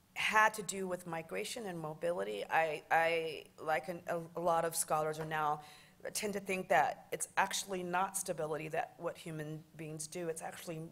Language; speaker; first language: English; native; English